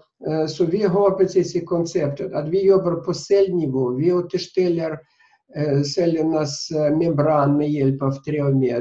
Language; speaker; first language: Swedish; non-native, fluent; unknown